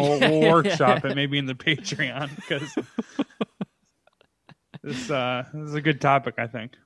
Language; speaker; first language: English; native; English